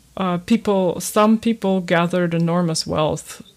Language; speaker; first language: English; early bilingual, other home language; Ukrainian